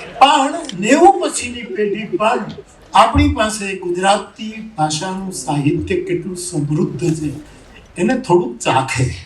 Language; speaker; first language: Gujarati; native; Gujarati